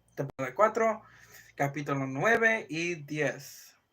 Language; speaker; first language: Spanish; non-native, learner; English